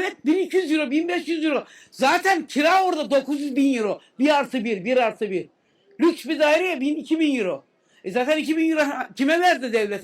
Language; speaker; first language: Turkish; native; Turkish